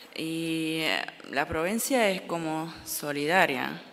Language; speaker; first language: Spanish; non-native, learner; Arabic